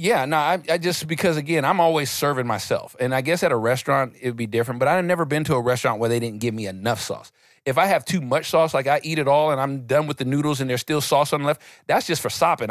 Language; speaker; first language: English; native; English